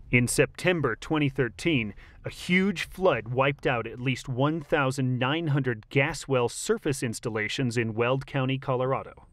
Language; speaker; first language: English; native; English